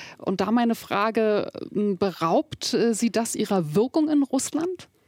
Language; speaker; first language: German; native; German